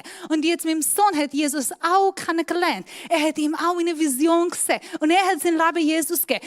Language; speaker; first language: German; non-native, fluent; Persian